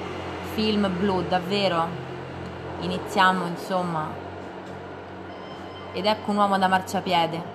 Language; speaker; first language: Italian; native; Italian